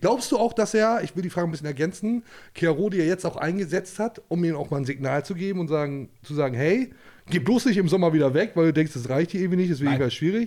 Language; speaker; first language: German; native; German